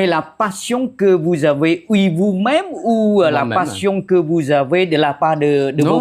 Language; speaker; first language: French; non-native, fluent; Khmer